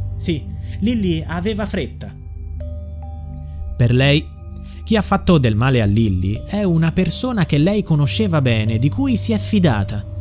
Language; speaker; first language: Italian; native; Italian